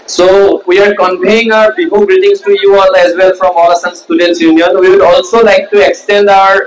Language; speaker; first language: English; non-native, local second language; Assamese